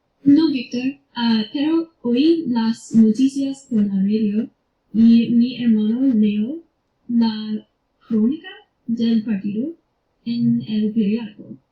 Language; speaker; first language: Spanish; non-native, learner; English